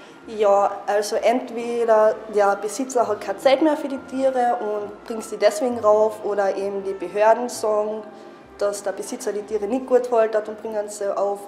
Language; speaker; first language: German; native; German